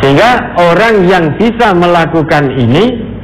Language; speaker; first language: Indonesian; non-native, local second language; Javanese